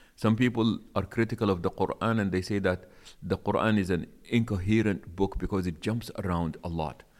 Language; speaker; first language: English; non-native, local second language; Arabic